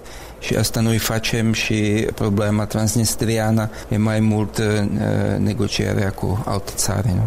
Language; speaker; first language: Romanian; non-native, learner; Czech